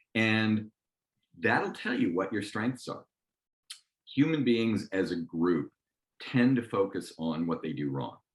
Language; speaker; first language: English; native; English